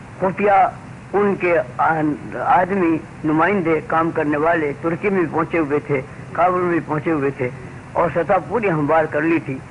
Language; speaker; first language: Urdu; native; Urdu